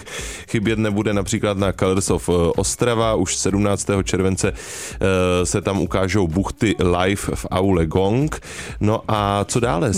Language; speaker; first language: Czech; native; Czech